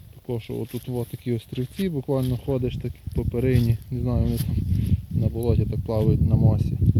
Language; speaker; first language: Ukrainian; native; Ukrainian